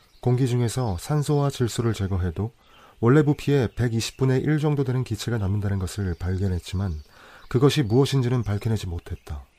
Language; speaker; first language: Korean; native; Korean